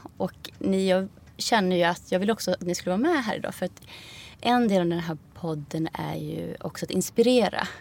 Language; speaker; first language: Swedish; early bilingual, other home language; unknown